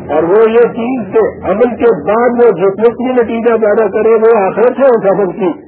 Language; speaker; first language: Urdu; non-native, local second language; Punjabi